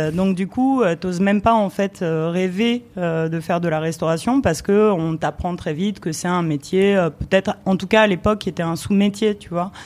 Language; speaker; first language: French; early bilingual, other home language; Romanian